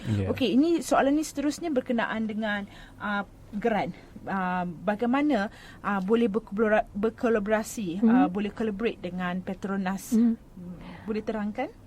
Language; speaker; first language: Malay; native; Malay